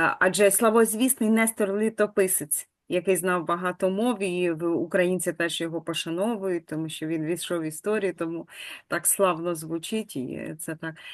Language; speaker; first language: Ukrainian; native; Ukrainian